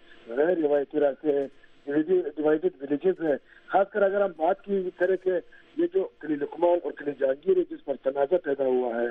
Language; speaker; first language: Urdu; native; Urdu